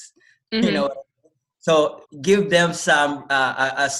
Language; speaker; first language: English; non-native, local second language; Filipino